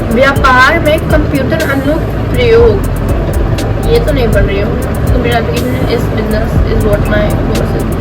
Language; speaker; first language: Hindi; native; Hindi